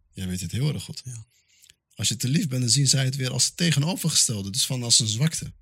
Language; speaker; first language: Dutch; early bilingual, other home language; Arabic